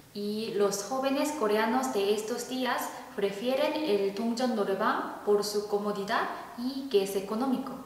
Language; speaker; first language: Spanish; non-native, fluent; Korean